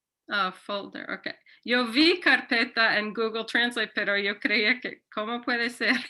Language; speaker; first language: Spanish; non-native, fluent; English